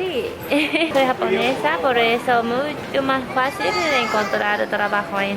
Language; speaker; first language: Spanish; non-native, learner; Japanese